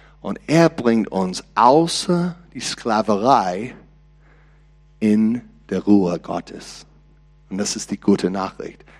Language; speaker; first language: German; non-native, learner; English